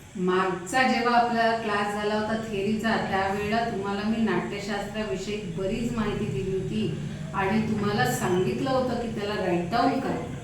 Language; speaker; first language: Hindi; non-native, local second language; Marathi